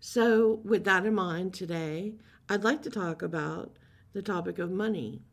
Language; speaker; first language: English; native; English